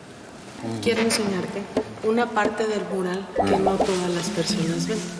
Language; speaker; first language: Spanish; native; Spanish